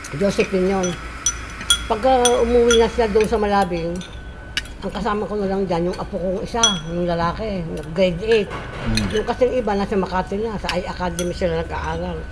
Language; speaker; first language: Filipino; native; Filipino